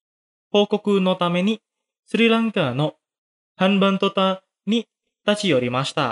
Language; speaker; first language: Japanese; non-native, fluent; Indonesian